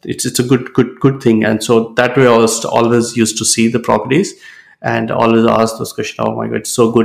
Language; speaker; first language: English; non-native, local second language; Hindi